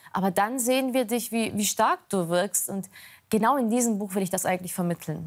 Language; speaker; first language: German; native; German